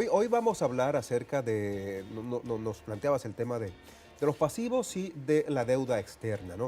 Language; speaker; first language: Spanish; native; Spanish